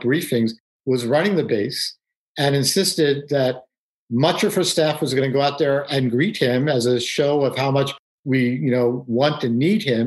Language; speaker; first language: English; native; English